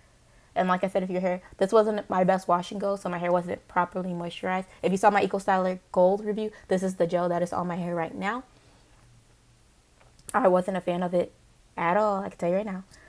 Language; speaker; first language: English; native; English